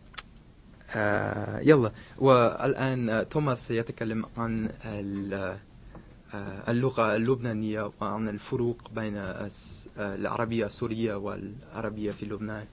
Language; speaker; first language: Arabic; non-native, fluent; English